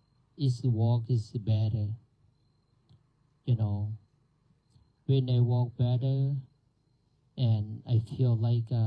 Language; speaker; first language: English; non-native, learner; Thai